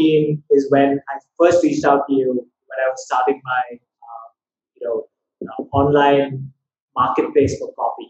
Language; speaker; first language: English; non-native, local second language; Tamil